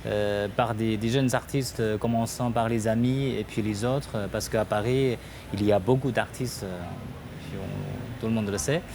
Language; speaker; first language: French; non-native, fluent; Chinese